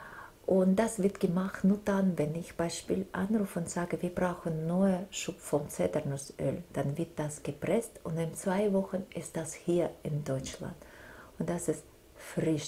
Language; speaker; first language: German; non-native, fluent; Russian